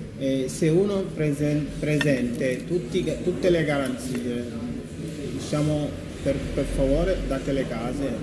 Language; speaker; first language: Italian; non-native, fluent; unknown